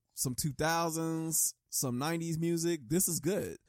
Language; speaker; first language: English; native; English